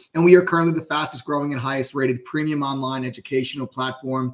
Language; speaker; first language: English; native; English